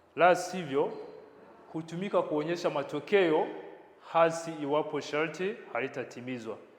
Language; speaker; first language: Swahili; non-native, local second language; Kinyarwanda